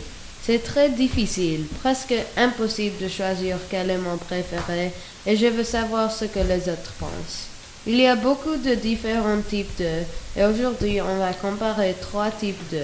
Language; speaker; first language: French; non-native, learner; English